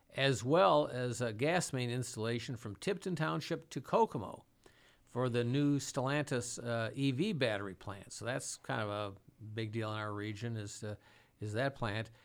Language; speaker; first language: English; native; English